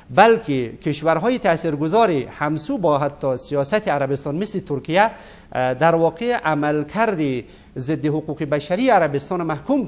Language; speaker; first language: Persian; native; Persian